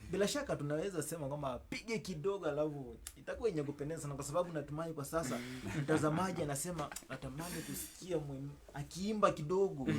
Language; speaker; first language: Swahili; non-native, local second language; Luyia